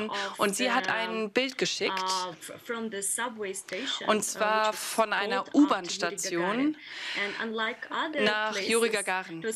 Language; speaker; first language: German; non-native, fluent; Russian